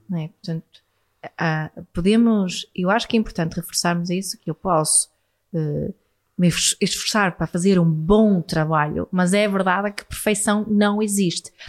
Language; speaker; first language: Portuguese; non-native, fluent; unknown